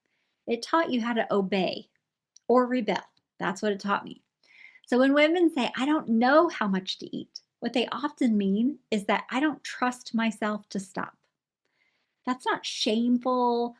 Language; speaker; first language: English; native; English